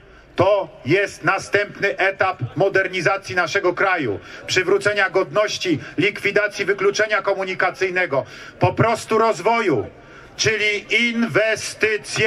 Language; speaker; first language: Polish; native; Polish